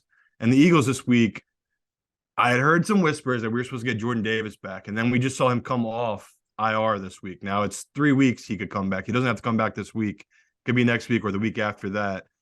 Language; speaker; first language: English; native; English